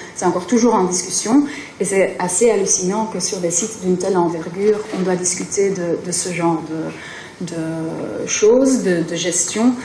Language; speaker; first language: French; non-native, local second language; Dutch